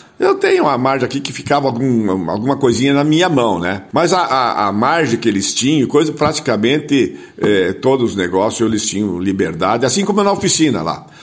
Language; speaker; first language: Portuguese; non-native, local second language; German